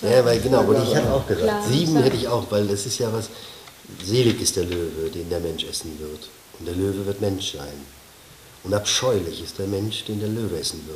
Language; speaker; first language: German; native; German